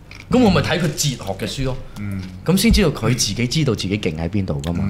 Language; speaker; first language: Cantonese; native; Cantonese